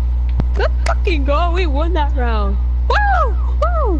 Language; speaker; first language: English; native; English